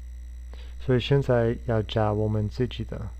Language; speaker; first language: Chinese; non-native, fluent; English